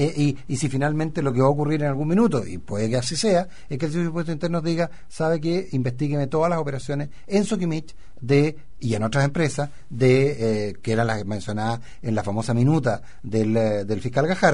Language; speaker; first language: Spanish; native; Spanish